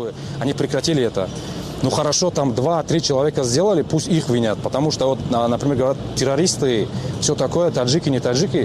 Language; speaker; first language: Russian; non-native, local second language; Tajik